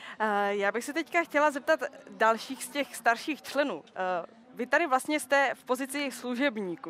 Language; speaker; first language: Czech; native; Czech